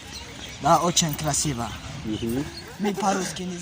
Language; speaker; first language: Russian; non-native, learner; Tajik